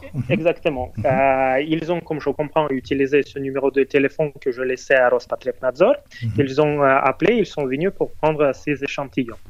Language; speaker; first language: French; non-native, fluent; Russian